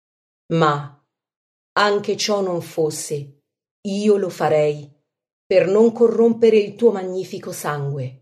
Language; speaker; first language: Italian; native; Italian